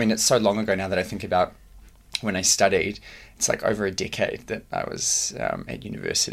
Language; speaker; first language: English; native; English